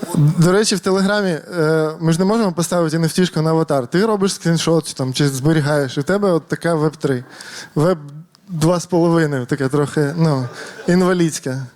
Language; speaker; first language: Ukrainian; native; Ukrainian